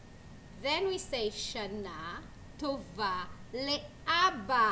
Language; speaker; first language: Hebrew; non-native, fluent; English